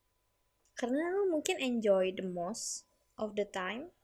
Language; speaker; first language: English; non-native, learner; Indonesian